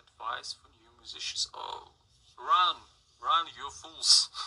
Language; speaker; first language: English; non-native, learner; Russian